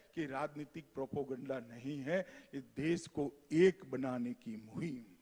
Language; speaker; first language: Hindi; non-native, local second language; Gujarati